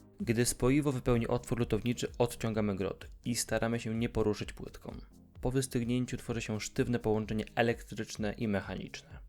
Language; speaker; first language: Polish; native; Polish